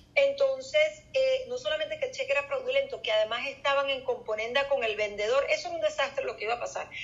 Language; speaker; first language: Spanish; native; Spanish